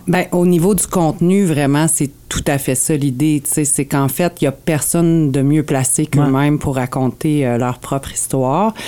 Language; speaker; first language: French; native; French